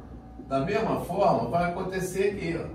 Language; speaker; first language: Portuguese; native; Portuguese